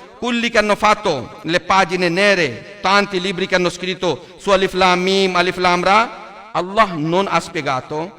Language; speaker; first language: Italian; non-native, learner; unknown